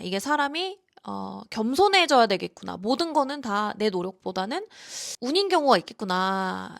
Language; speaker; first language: Korean; native; Korean